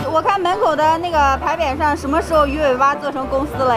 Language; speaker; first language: Chinese; native; Chinese